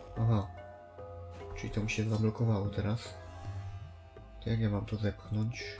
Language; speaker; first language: Polish; native; Polish